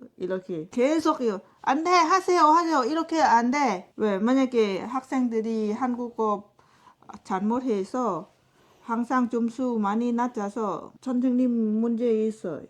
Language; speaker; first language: Korean; non-native, learner; Lao